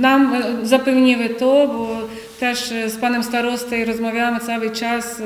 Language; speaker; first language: Polish; non-native, fluent; Ukrainian